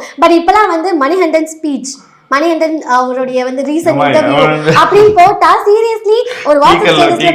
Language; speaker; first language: Tamil; native; Tamil